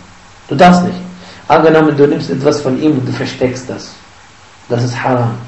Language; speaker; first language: German; non-native, fluent; Arabic